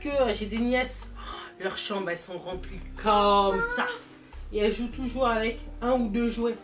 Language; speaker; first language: French; native; French